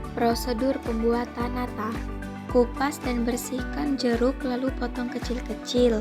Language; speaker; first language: Indonesian; native; Indonesian